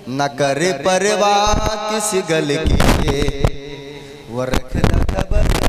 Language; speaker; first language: Hindi; native; Hindi